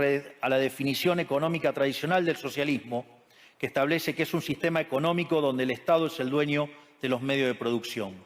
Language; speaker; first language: Spanish; native; Spanish